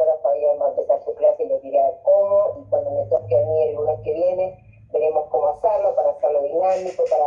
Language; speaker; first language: Spanish; native; Spanish